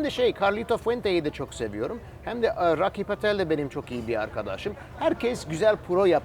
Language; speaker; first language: Turkish; early bilingual, heritage; Turkish